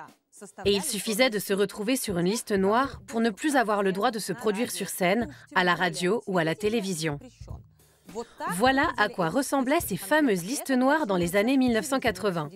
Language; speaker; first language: French; native; French